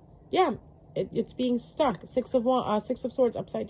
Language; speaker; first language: English; native; English